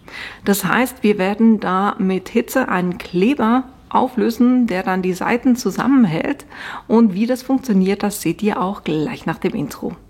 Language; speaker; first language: German; native; German